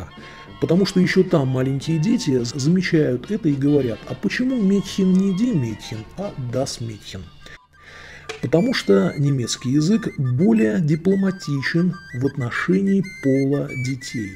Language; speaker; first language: Russian; native; Russian